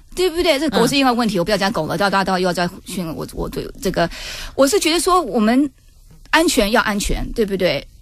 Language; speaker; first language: Chinese; early bilingual, heritage; Chinese